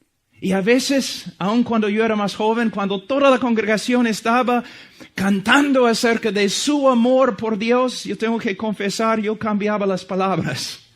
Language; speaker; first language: Spanish; non-native, fluent; English